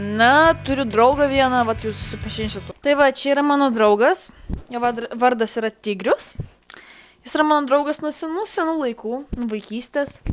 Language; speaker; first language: Lithuanian; native; Lithuanian